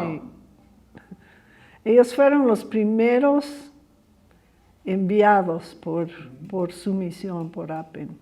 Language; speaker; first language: Spanish; early bilingual, other home language; English